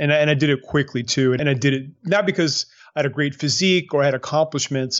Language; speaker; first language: English; native; English